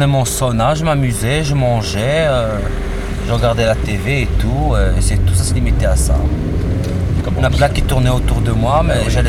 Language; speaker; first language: French; native; French